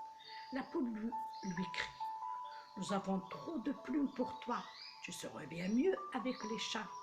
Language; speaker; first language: French; non-native, local second language; Arabic